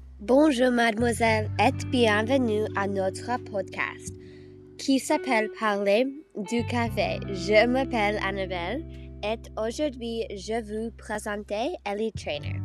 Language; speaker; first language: French; non-native, learner; English